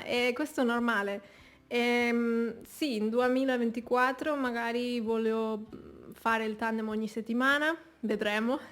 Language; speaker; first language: Italian; non-native, fluent; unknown